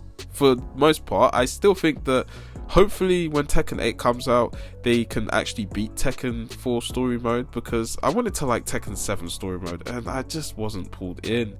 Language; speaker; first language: English; native; English